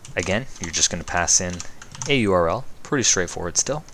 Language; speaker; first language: English; native; English